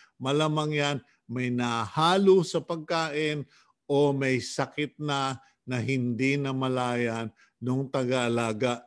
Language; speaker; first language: Filipino; native; Filipino